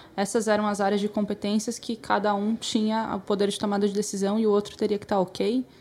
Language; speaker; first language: Portuguese; native; Portuguese